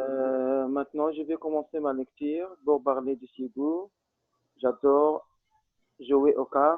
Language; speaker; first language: French; non-native, learner; Arabic